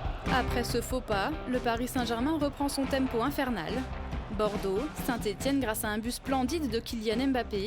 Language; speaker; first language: French; native; French